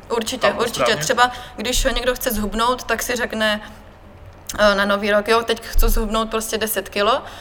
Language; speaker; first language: Czech; native; Czech